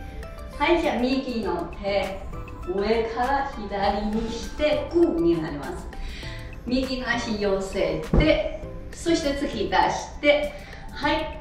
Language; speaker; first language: Japanese; non-native, fluent; Chinese